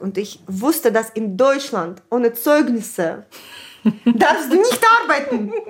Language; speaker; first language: German; non-native, fluent; Ukrainian